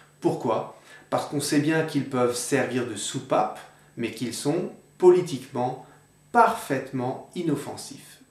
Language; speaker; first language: French; native; French